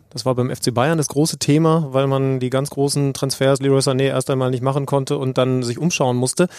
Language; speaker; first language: German; native; German